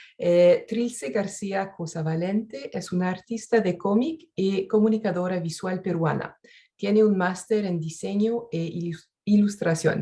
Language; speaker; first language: Spanish; non-native, fluent; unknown